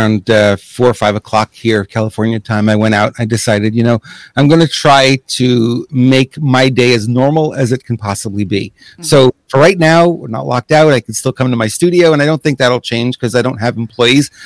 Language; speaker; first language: English; native; English